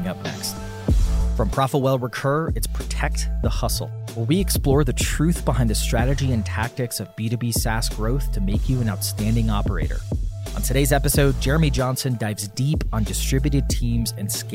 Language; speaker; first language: English; native; English